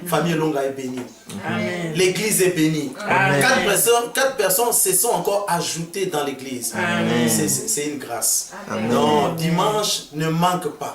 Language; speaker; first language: French; non-native, local second language; Lingala